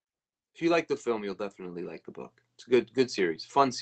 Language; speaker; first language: English; native; English